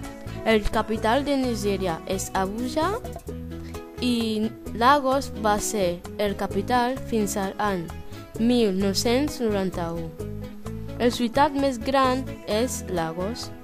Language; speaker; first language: Catalan; non-native, learner; Bini